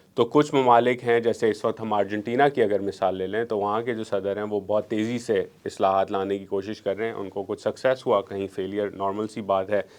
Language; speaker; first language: Urdu; non-native, local second language; Memoni